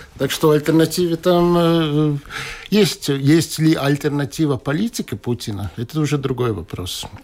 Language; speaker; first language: Russian; non-native, local second language; Latvian